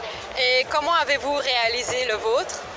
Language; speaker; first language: French; native; French